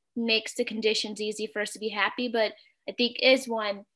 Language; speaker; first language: English; native; English